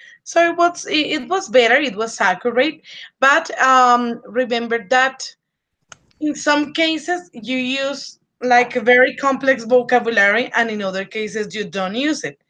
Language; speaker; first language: English; non-native, fluent; Spanish